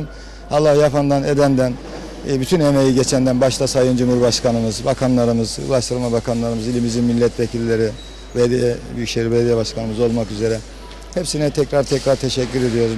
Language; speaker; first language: Turkish; native; Turkish